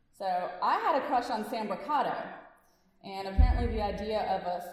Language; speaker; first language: English; early bilingual, other home language; Hindi